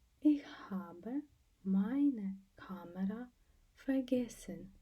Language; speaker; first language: German; non-native, fluent; Ukrainian